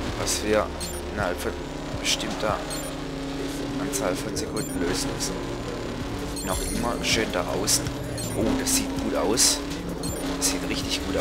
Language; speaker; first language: German; native; German